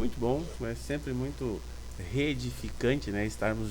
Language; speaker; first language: Portuguese; native; Portuguese